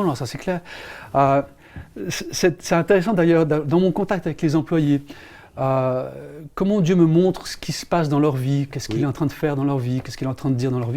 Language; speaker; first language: French; native; French